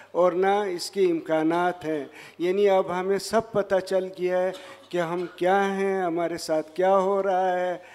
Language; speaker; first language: Urdu; non-native, local second language; Pashto